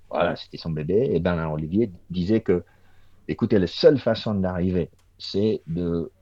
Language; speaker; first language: French; non-native, fluent; English